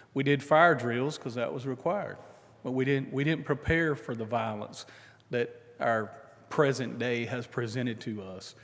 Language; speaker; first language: English; native; English